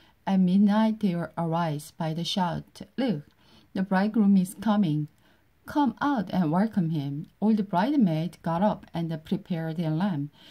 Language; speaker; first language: English; non-native, learner; Korean